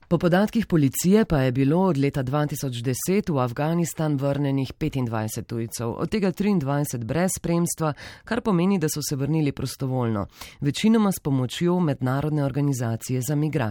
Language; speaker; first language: Slovenian; native; Slovenian